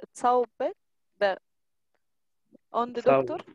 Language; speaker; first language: German; non-native, learner; Arabic